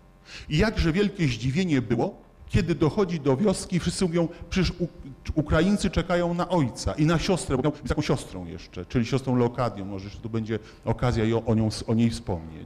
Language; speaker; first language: Polish; native; Polish